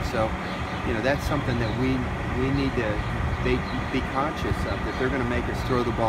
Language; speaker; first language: English; native; English